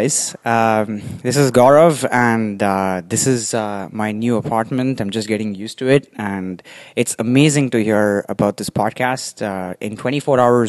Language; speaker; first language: English; non-native, local second language; Tamil